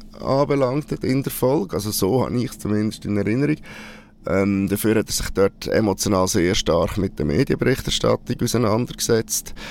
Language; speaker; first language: German; native; German